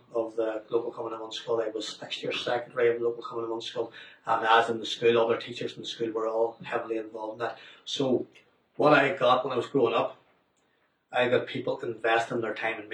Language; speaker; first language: English; native; English